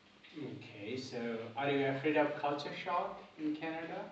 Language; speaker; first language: English; non-native, local second language; Bangla